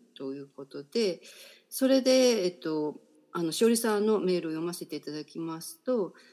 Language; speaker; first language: Japanese; native; Japanese